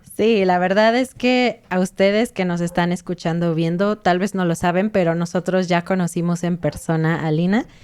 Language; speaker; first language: Spanish; native; Spanish